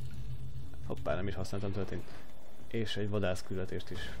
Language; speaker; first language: Hungarian; native; Hungarian